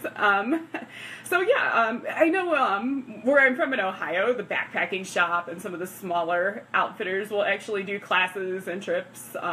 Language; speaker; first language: English; native; English